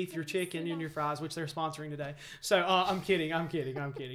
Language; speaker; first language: English; native; English